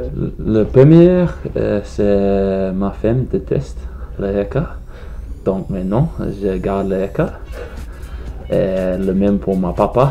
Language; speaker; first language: French; non-native, learner; English